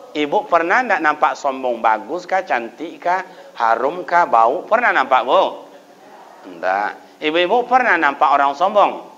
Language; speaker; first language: Malay; non-native, local second language; Minangkabau